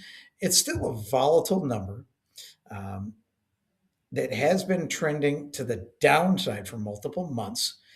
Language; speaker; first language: English; native; English